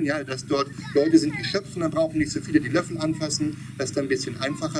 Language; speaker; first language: German; native; German